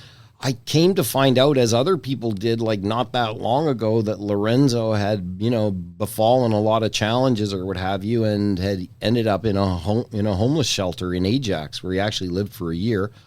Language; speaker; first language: English; native; English